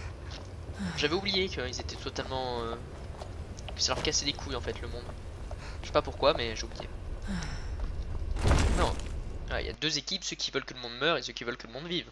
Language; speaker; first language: French; native; French